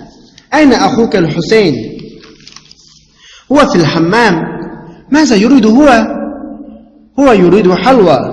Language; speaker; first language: Arabic; non-native, fluent; Uyghur